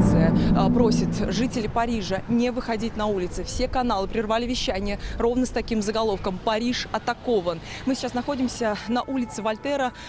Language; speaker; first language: Russian; native; Russian